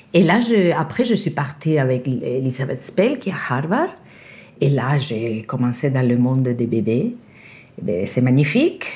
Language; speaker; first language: French; non-native, fluent; Spanish